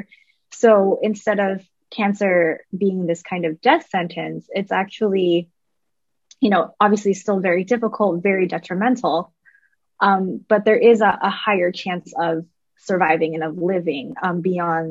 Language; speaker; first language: English; native; English